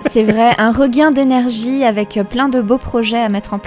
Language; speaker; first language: French; native; French